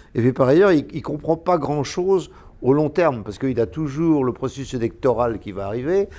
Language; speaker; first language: French; native; French